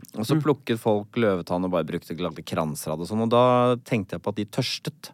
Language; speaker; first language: Norwegian; native; Norwegian